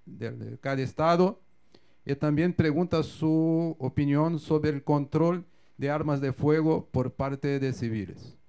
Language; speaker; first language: Spanish; non-native, fluent; Portuguese